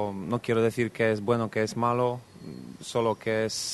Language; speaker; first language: Spanish; non-native, fluent; Polish